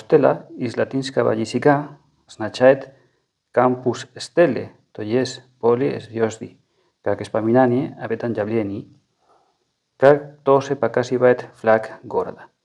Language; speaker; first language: Russian; non-native, fluent; Spanish